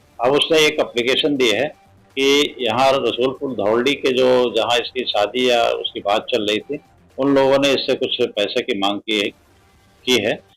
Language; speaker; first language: Hindi; native; Hindi